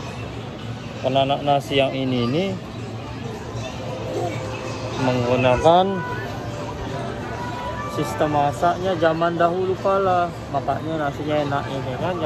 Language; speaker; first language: Indonesian; native; Indonesian